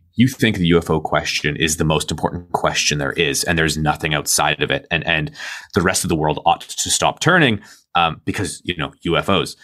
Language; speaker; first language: English; native; English